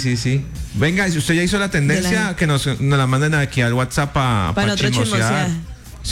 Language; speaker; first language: Spanish; native; Spanish